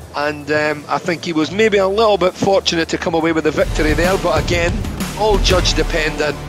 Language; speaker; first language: English; native; English